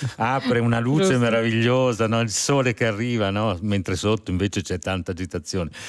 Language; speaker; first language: Italian; native; Italian